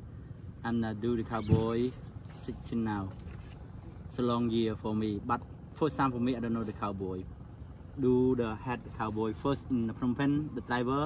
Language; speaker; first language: English; non-native, learner; Khmer